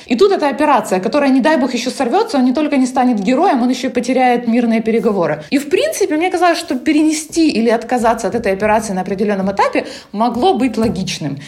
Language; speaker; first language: Russian; non-native, local second language; Ukrainian